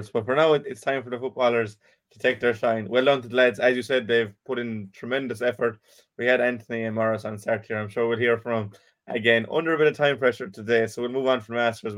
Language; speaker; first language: English; native; English